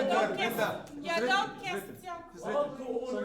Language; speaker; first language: French; native; French